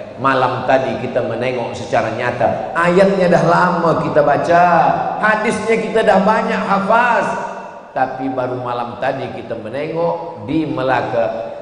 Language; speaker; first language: Malay; native; Malay